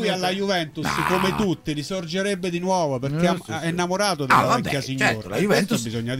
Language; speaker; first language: Italian; native; Italian